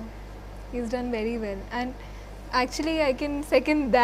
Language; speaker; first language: Telugu; non-native, fluent; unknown